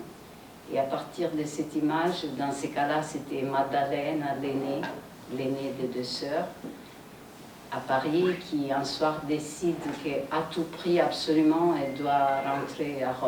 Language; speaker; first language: French; non-native, fluent; Italian